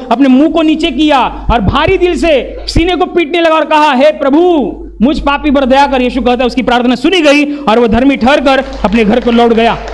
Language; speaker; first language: Hindi; non-native, local second language; Marathi